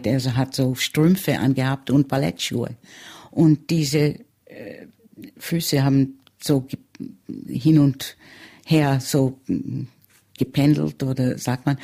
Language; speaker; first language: German; early bilingual, heritage; German